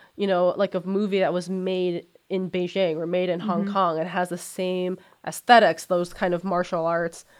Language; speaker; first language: English; native; English